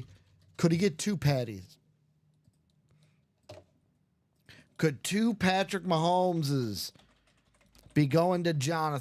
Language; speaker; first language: English; native; English